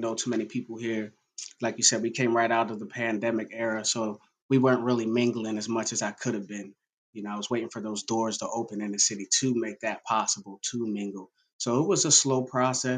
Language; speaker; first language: English; native; English